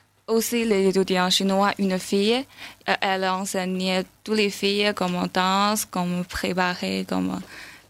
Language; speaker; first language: French; non-native, learner; Chinese